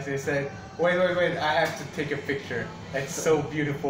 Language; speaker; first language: English; non-native, fluent; French